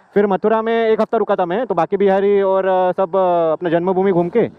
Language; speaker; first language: Hindi; non-native, local second language; Marathi